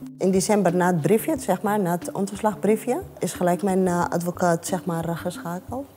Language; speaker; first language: Dutch; non-native, fluent; Arabic